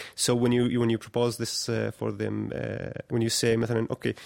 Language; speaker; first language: English; non-native, fluent; Arabic